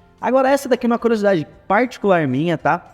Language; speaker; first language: Portuguese; native; Portuguese